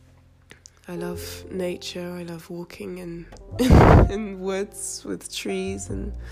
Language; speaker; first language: English; native; English